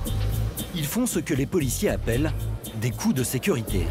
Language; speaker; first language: French; native; French